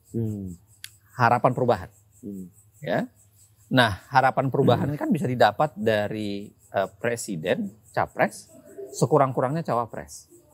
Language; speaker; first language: Indonesian; native; Indonesian